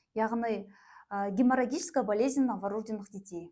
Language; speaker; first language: Russian; non-native, local second language; Kazakh